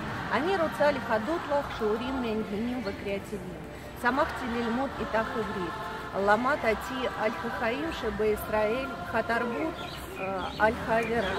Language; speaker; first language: Hebrew; non-native, learner; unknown